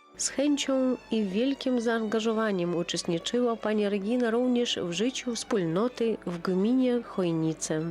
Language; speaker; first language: Polish; non-native, local second language; Ukrainian